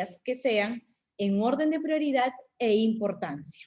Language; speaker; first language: Spanish; native; Spanish